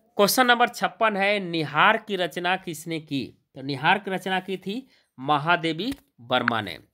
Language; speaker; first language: Hindi; native; Hindi